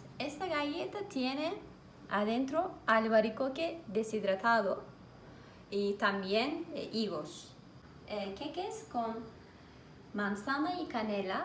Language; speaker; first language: Spanish; non-native, learner; Turkish